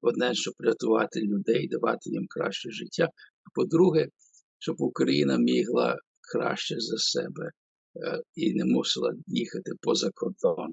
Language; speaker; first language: Ukrainian; early bilingual, heritage; Ukrainian